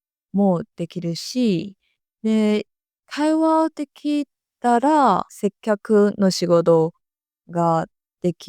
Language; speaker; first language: Japanese; non-native, fluent; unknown